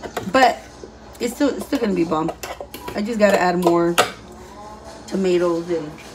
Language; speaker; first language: English; early bilingual, other home language; Spanish